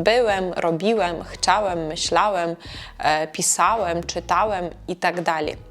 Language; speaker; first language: Polish; non-native, fluent; Ukrainian